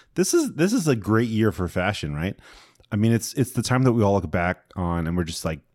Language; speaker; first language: English; native; English